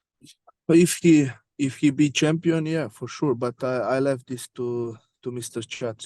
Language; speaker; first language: English; non-native, learner; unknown